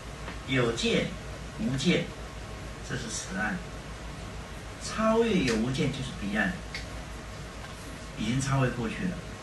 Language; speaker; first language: Chinese; native; Chinese